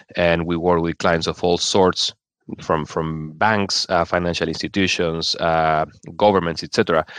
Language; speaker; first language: English; non-native, fluent; Spanish